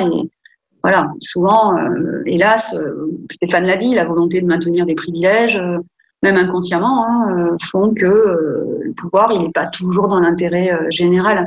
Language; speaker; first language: French; native; French